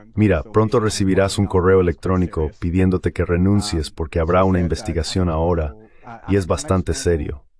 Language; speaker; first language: Spanish; non-native, fluent; English